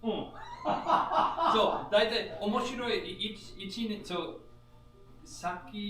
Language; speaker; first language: Japanese; non-native, learner; English